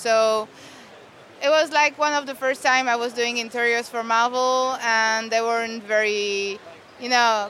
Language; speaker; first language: English; non-native, fluent; French